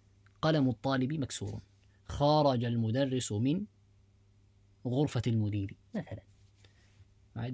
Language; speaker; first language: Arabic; non-native, fluent; English